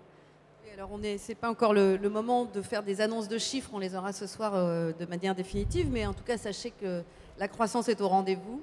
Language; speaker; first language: French; native; French